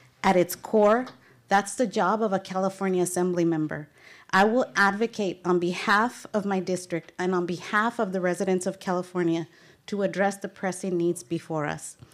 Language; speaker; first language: English; native; English